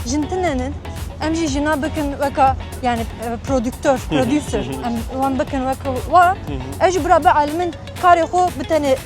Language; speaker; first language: Kurdish; non-native, local second language; Turkish